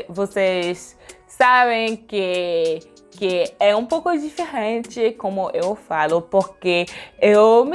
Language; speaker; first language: Portuguese; non-native, learner; French